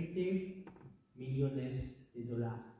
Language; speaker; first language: Spanish; non-native, learner; French